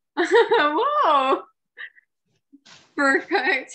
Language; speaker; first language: English; non-native, fluent; Ukrainian